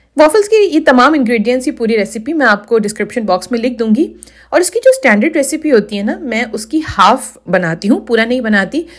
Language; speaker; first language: Urdu; native; Urdu